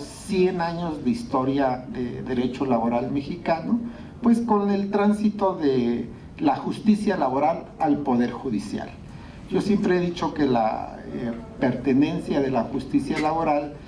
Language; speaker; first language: Spanish; native; Spanish